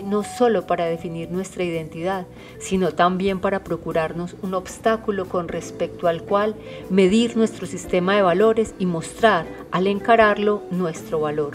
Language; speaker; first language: Spanish; native; Spanish